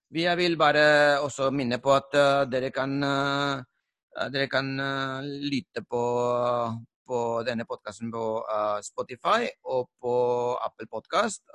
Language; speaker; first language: Norwegian; non-native, fluent; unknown